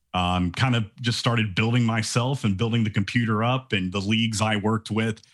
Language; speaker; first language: English; native; English